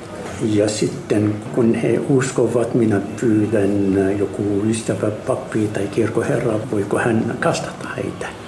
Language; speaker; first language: Finnish; non-native, fluent; Arabic